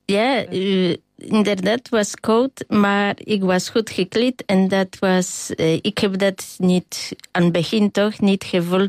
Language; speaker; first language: Dutch; non-native, learner; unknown